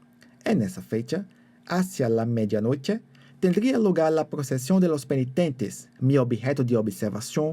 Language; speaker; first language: Spanish; non-native, fluent; Portuguese